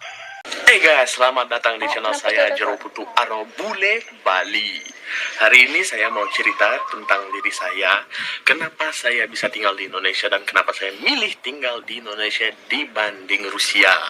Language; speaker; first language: Indonesian; early bilingual, other home language; Russian